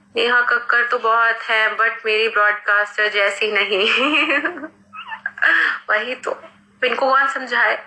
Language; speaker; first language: Hindi; native; Hindi